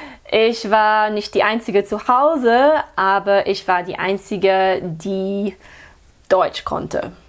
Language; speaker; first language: German; non-native, fluent; English